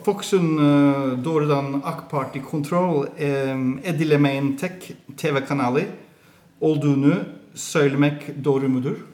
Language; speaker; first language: Turkish; non-native, learner; Norwegian